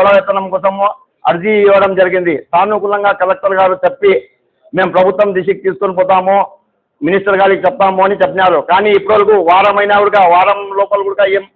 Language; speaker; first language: Telugu; non-native, local second language; Urdu